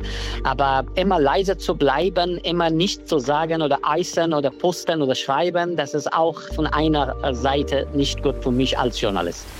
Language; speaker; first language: German; non-native, learner; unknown